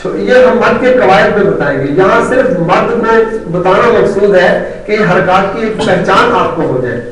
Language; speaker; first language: Urdu; non-native, local second language; Punjabi